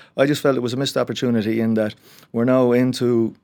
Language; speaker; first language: English; native; English